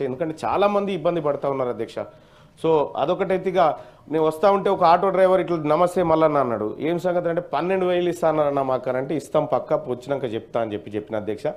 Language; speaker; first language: Telugu; native; Telugu